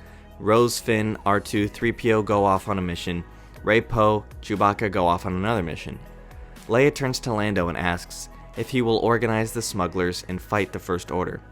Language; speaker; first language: English; native; English